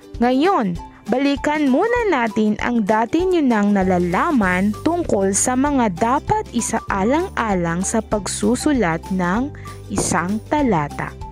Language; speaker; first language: Filipino; non-native, local second language; Maranao